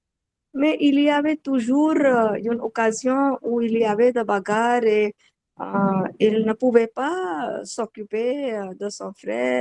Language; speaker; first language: French; non-native, learner; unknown